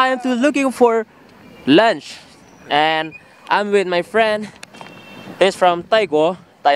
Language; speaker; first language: English; non-native, learner; Indonesian